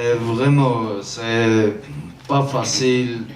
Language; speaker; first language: French; non-native, learner; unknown